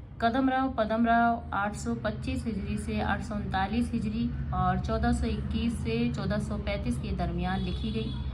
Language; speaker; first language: Urdu; native; Urdu